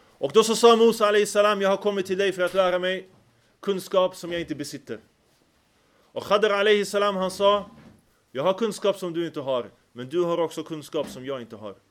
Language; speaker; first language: Swedish; early bilingual, other home language; Arabic